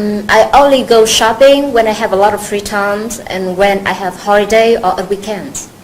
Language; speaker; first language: English; non-native, learner; Vietnamese